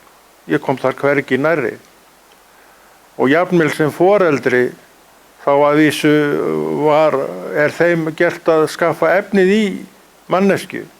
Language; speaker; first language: Icelandic; native; Icelandic